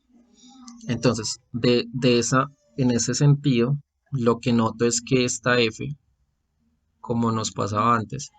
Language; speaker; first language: Spanish; native; Spanish